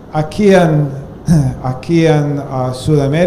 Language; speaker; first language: Spanish; non-native, fluent; English